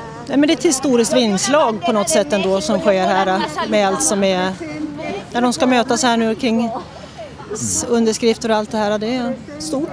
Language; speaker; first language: Swedish; native; Swedish